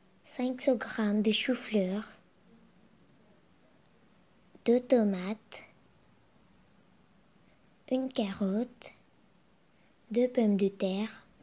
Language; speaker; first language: French; non-native, learner; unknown